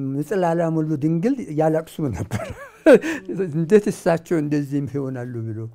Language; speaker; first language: Amharic; non-native, local second language; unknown